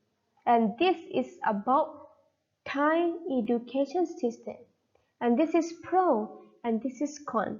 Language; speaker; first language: English; non-native, fluent; Thai